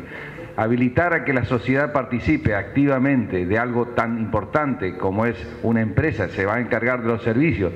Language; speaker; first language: Spanish; native; Spanish